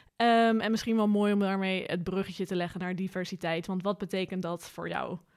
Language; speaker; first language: Dutch; native; Dutch